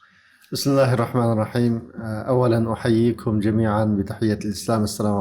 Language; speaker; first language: Arabic; non-native, fluent; Uyghur